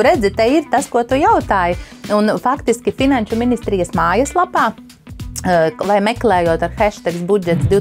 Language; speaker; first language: Latvian; native; Latvian